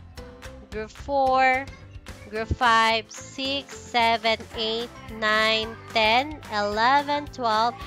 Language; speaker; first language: English; non-native, local second language; Cebuano